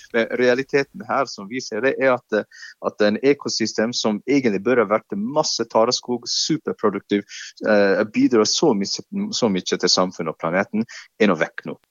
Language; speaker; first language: Norwegian; non-native, fluent; English